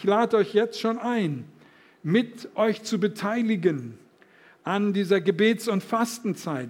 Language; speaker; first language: German; native; German